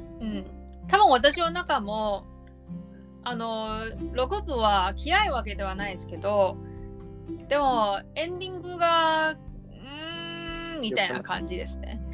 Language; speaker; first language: Japanese; non-native, learner; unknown